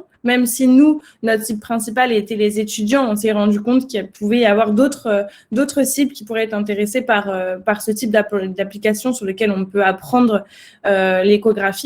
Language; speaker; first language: French; native; French